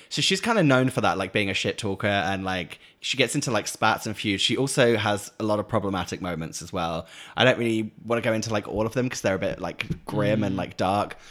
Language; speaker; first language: English; native; English